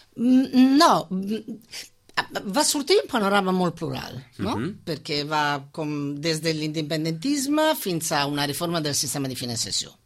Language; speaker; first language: Catalan; non-native, fluent; Italian